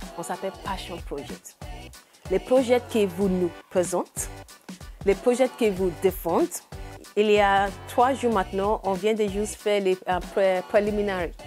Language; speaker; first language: French; non-native, learner; English